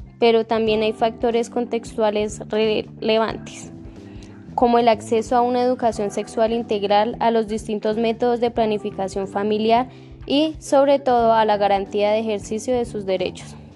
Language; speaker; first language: Spanish; native; Spanish